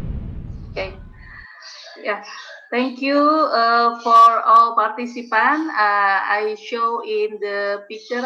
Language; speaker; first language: English; non-native, learner; Indonesian